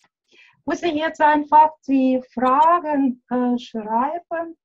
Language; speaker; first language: German; non-native, learner; Russian